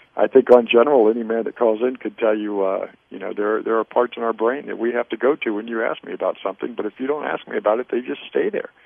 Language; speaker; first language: English; native; English